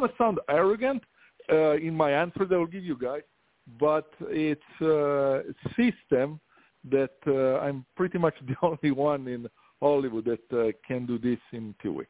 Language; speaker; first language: English; non-native, fluent; Italian